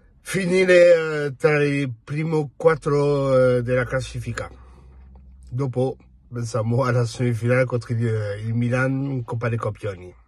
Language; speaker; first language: Italian; non-native, fluent; French